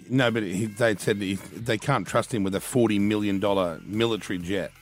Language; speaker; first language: English; native; English